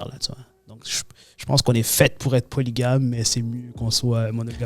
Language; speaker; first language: French; native; French